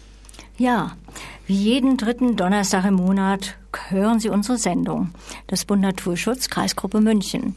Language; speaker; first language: German; native; German